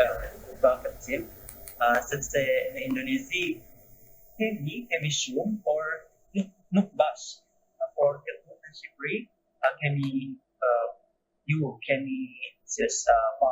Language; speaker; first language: Albanian; non-native, learner; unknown